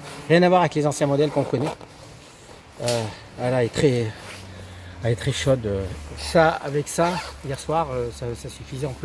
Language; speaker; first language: French; native; French